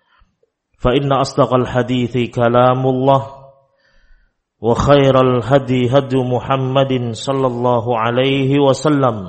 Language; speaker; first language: Arabic; non-native, fluent; Indonesian